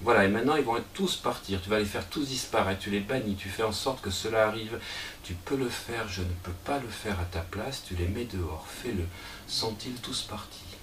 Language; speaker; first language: French; native; French